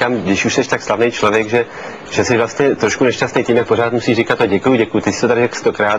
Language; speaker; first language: Czech; native; Czech